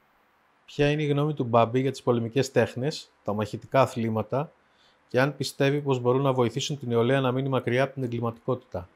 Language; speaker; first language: Greek; native; Greek